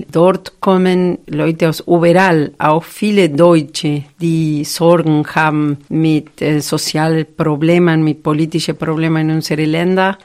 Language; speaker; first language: German; non-native, fluent; Spanish